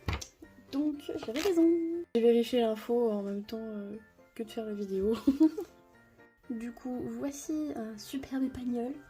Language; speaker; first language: French; native; French